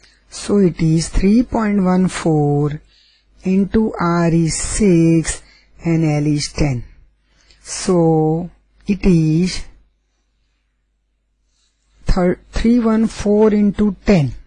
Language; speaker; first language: English; non-native, local second language; Gujarati